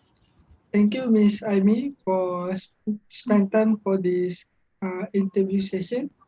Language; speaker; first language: English; non-native, local second language; Malay